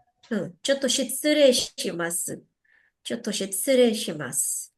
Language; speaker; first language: Japanese; non-native, fluent; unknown